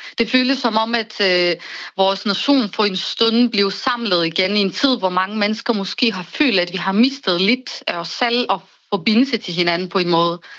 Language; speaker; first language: Danish; non-native, fluent; Bulgarian